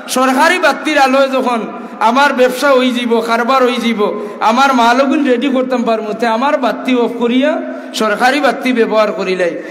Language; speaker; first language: Bangla; non-native, local second language; Sylheti